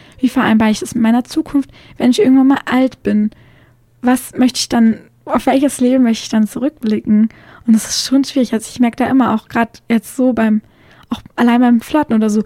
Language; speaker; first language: German; native; German